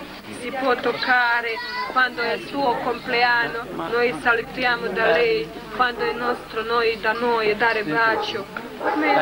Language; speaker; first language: Italian; non-native, learner; Croatian